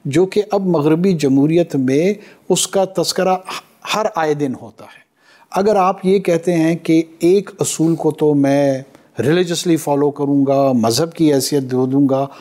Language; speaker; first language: Urdu; non-native, local second language; Pashto